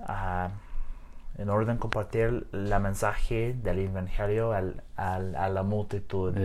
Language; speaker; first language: Spanish; non-native, learner; English